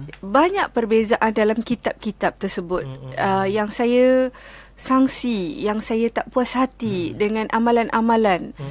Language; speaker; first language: Malay; non-native, local second language; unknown